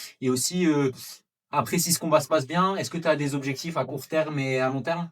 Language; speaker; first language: French; native; French